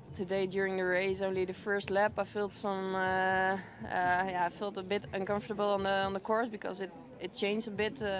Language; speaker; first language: English; non-native, fluent; Dutch